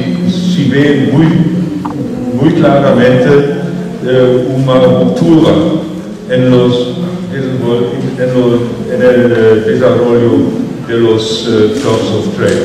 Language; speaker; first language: Portuguese; non-native, fluent; German